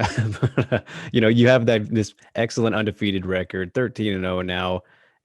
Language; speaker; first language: English; native; English